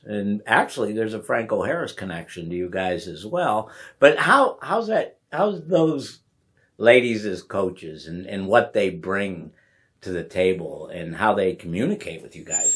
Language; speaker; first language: English; native; English